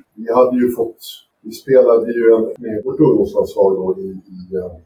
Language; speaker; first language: Swedish; native; Swedish